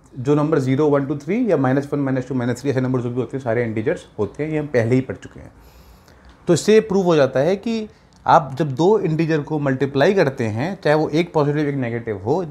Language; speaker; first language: Hindi; native; Hindi